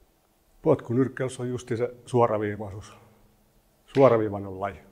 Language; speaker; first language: Finnish; native; Finnish